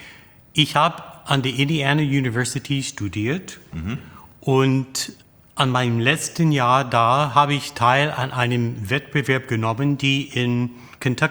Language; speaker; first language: German; non-native, fluent; English